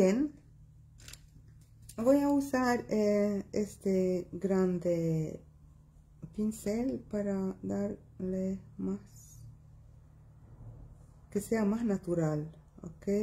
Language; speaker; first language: Spanish; non-native, fluent; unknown